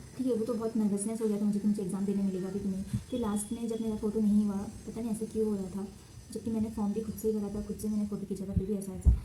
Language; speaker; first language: Hindi; non-native, local second language; Assamese